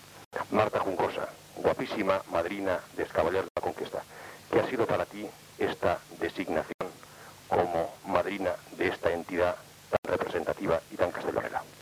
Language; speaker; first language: Spanish; native; Spanish